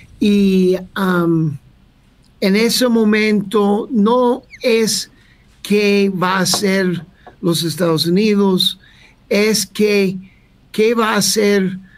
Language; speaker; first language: Spanish; non-native, fluent; English